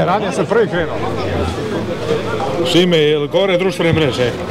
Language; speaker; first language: Croatian; native; Croatian